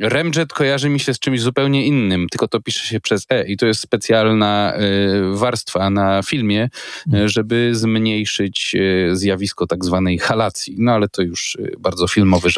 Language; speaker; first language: Polish; native; Polish